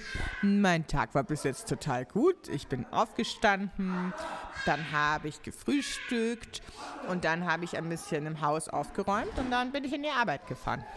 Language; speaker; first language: German; native; German